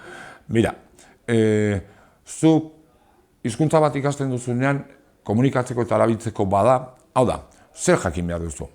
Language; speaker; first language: Basque; non-native, local second language; Spanish